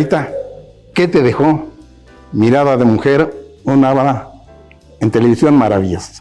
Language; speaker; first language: Spanish; native; Spanish